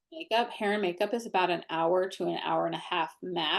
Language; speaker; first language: English; native; English